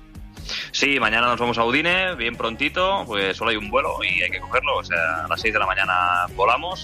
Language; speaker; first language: Spanish; non-native, local second language; Catalan